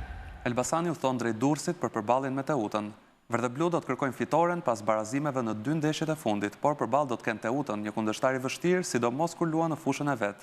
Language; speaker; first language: Albanian; native; Albanian